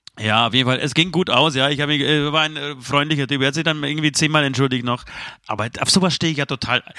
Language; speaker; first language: German; early bilingual, other home language; Polish